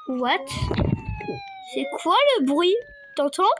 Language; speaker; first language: French; native; French